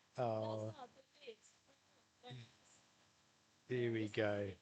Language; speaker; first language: English; native; English